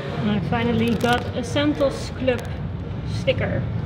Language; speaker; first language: English; non-native, fluent; Dutch